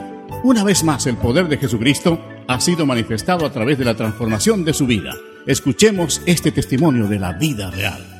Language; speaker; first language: Spanish; native; Spanish